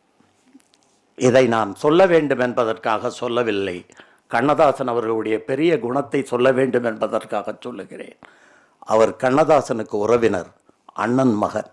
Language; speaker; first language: Tamil; native; Tamil